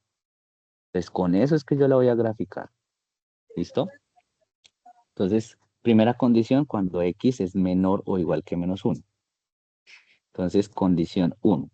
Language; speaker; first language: Spanish; native; Spanish